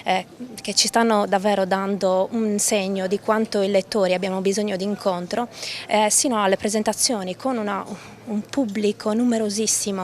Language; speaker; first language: Italian; native; Italian